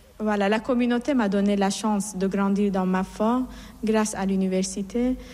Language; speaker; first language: French; non-native, fluent; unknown